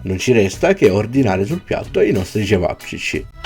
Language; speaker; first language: Italian; native; Italian